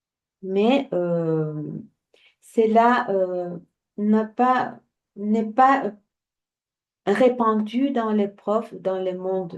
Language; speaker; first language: French; non-native, fluent; Spanish